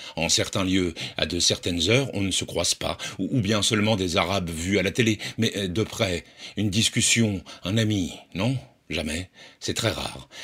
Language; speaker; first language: French; native; French